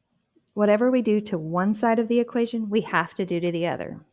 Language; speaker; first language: English; native; English